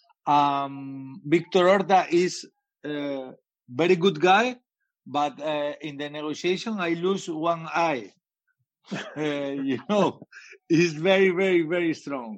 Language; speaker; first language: English; non-native, learner; Spanish